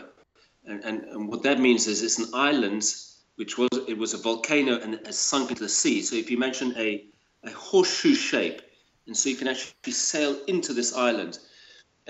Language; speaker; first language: English; native; English